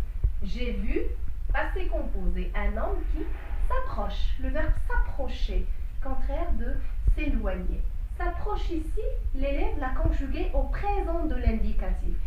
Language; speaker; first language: French; non-native, local second language; Arabic